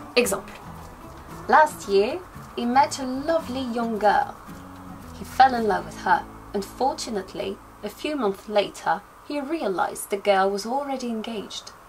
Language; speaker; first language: English; non-native, fluent; French